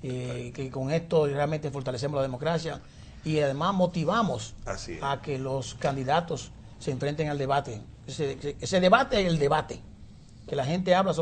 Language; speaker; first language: Spanish; native; Spanish